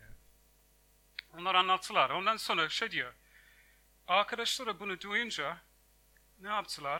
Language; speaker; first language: Turkish; non-native, fluent; English